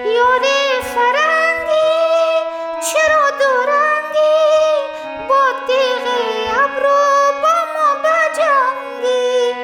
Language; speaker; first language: Persian; native; Persian